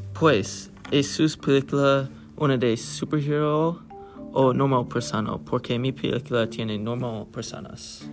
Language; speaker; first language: Spanish; non-native, learner; English